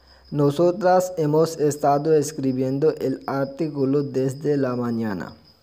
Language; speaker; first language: Spanish; non-native, fluent; Urdu